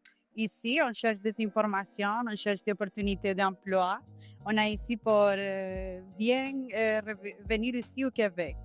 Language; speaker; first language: French; non-native, fluent; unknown